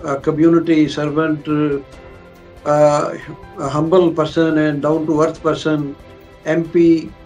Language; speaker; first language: English; non-native, local second language; Urdu